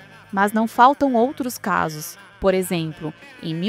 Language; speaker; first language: Portuguese; native; Portuguese